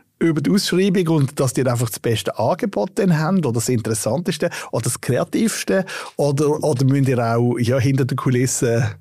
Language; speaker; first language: German; native; German